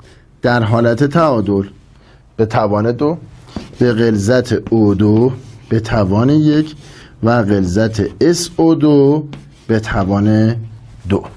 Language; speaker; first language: Persian; native; Persian